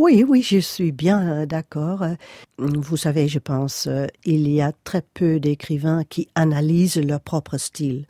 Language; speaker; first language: French; non-native, fluent; Dutch